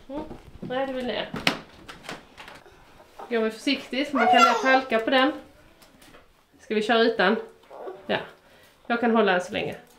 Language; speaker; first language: Swedish; native; Swedish